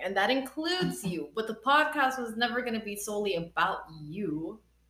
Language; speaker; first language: English; early bilingual, other home language; Spanish